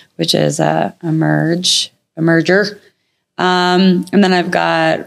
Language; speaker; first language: English; native; English